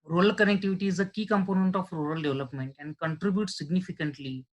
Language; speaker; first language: English; non-native, local second language; Marathi